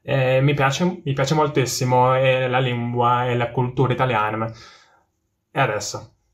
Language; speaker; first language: Italian; non-native, learner; Spanish